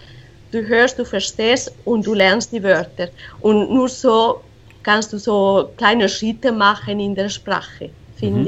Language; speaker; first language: German; non-native, fluent; Spanish